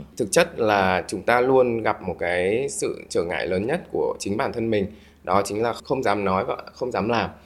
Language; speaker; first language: Vietnamese; native; Vietnamese